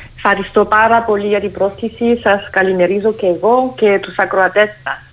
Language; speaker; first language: Greek; non-native, fluent; French